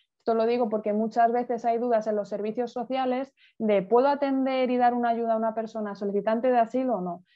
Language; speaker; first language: Spanish; native; Spanish